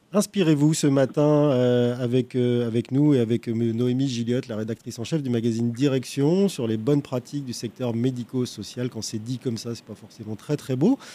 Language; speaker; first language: French; native; French